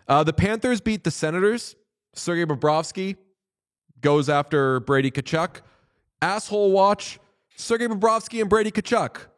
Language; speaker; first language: English; native; English